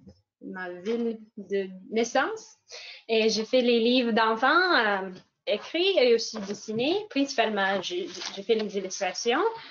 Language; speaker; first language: French; non-native, fluent; English